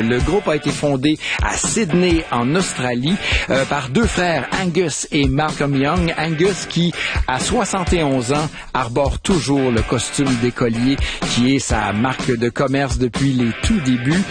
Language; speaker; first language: French; native; French